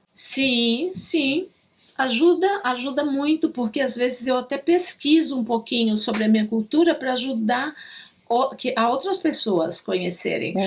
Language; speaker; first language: Portuguese; native; Portuguese